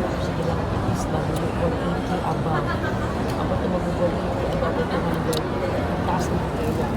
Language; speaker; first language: Filipino; non-native, local second language; Cebuano